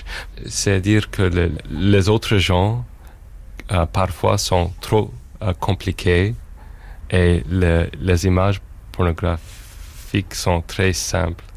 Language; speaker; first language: French; non-native, fluent; English